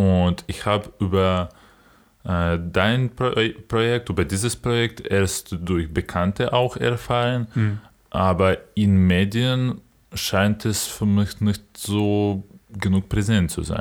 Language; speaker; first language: German; non-native, fluent; Ukrainian